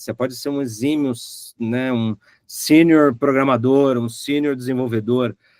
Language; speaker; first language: Portuguese; native; Portuguese